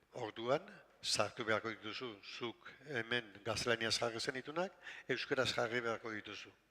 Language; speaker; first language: Basque; native; Basque